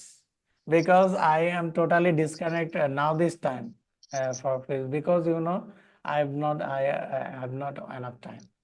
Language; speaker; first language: English; non-native, learner; Bangla